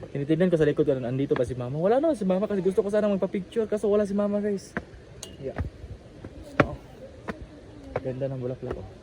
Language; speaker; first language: Filipino; non-native, local second language; Cebuano